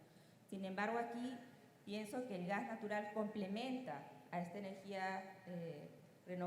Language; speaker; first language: Spanish; native; Spanish